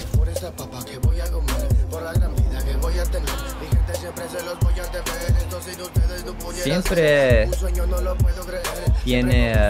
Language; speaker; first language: Spanish; non-native, learner; English